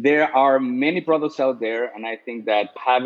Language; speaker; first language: English; non-native, fluent; Spanish